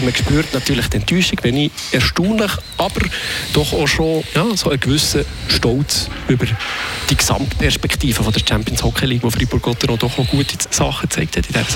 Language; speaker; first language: German; native; German